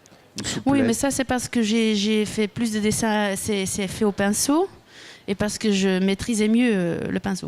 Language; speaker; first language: French; non-native, local second language; Dutch